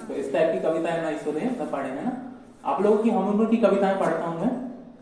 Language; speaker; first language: Hindi; native; Hindi